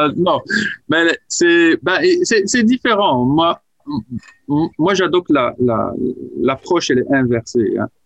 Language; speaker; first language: French; non-native, local second language; Arabic